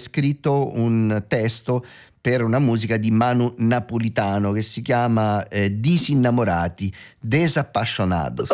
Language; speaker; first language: Italian; native; Italian